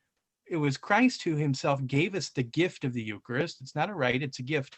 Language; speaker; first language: English; native; English